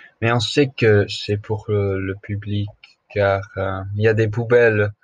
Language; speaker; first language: French; non-native, learner; English